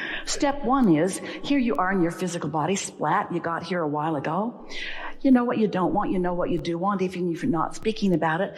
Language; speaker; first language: English; native; English